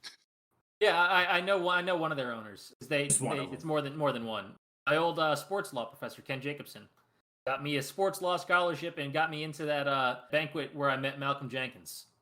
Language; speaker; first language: English; native; English